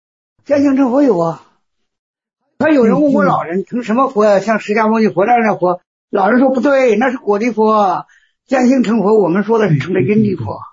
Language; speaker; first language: Chinese; native; Chinese